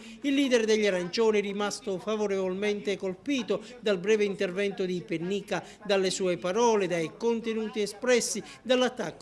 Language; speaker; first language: Italian; native; Italian